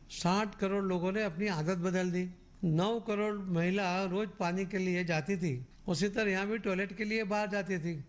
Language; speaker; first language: Hindi; non-native, local second language; Marathi